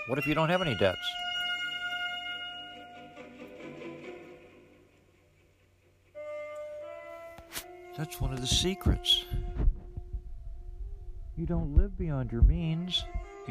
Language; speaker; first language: English; native; English